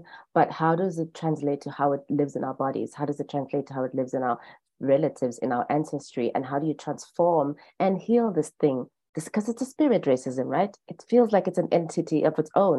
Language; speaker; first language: English; non-native, local second language; Xhosa